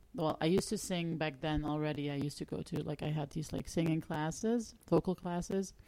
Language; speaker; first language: English; non-native, fluent; Dutch